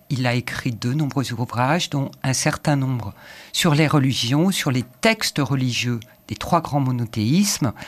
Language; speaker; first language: French; native; French